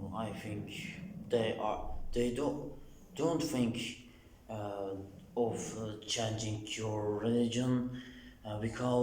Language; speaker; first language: English; non-native, learner; Turkish